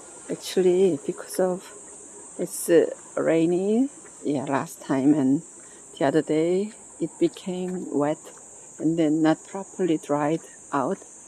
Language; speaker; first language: English; non-native, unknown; Korean